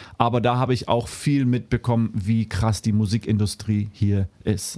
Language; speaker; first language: German; early bilingual, heritage; German